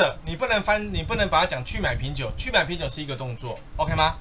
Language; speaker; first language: Chinese; native; Chinese